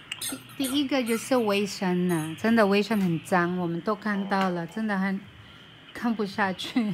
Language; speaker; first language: Chinese; non-native, fluent; Filipino